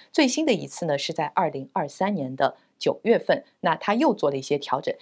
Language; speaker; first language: Chinese; native; Chinese